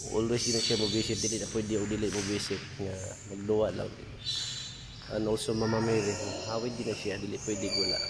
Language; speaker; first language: Cebuano; native; Cebuano